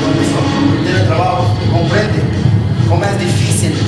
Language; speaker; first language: Spanish; non-native, learner; Portuguese